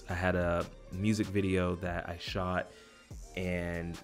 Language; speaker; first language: English; native; English